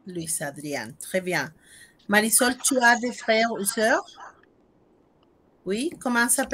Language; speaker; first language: French; non-native, fluent; Spanish